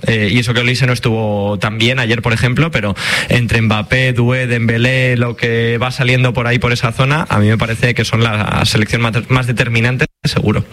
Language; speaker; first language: Spanish; native; Spanish